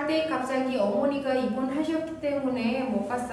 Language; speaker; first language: Korean; non-native, fluent; Indonesian